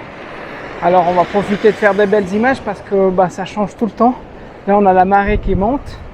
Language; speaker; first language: French; native; French